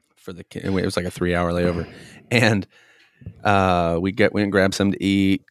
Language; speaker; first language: English; native; English